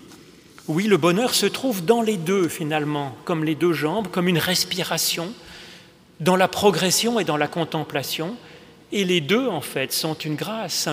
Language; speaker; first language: French; native; French